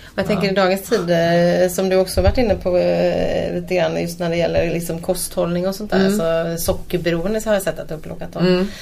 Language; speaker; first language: Swedish; native; Swedish